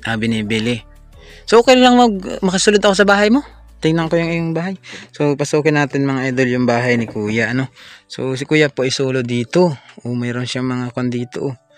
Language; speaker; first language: Filipino; non-native, local second language; Cebuano